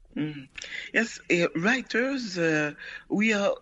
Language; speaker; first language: English; non-native, learner; Haitian Creole